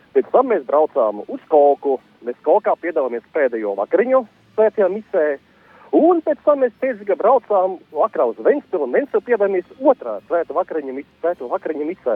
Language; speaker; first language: Latvian; native; Latvian